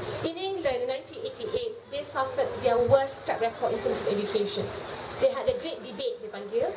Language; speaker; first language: English; non-native, local second language; Malay